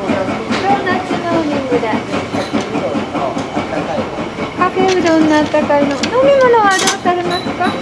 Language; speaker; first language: Japanese; native; Japanese